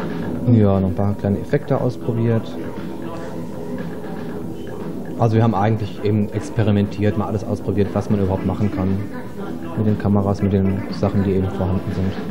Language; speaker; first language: German; native; German